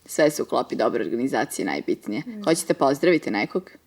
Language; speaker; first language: Serbian; native; Serbian